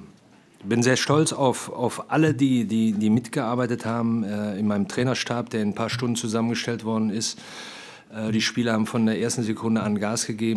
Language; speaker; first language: German; native; German